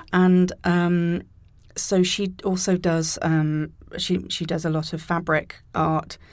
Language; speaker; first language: English; native; English